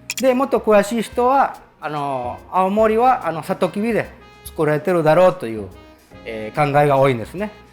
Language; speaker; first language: Japanese; early bilingual, heritage; Spanish